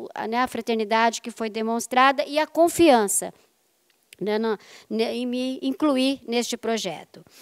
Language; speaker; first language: Portuguese; native; Portuguese